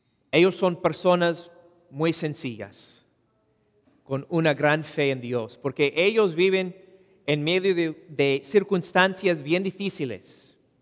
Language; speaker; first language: Spanish; non-native, fluent; English